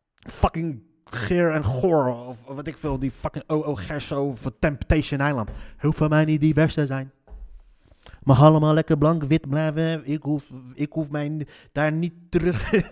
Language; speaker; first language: Dutch; early bilingual, other home language; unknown